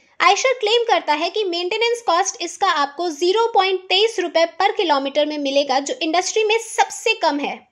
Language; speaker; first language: Hindi; native; Hindi